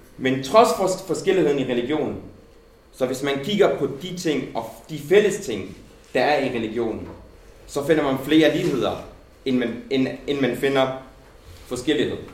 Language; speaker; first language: Danish; early bilingual, other home language; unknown